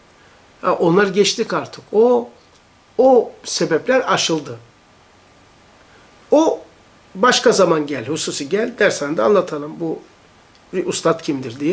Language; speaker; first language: Turkish; native; Turkish